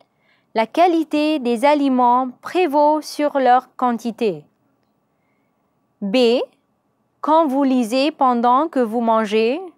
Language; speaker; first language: French; non-native, learner; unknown